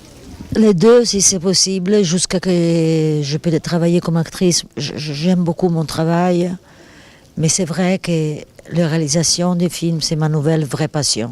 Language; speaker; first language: French; non-native, fluent; Italian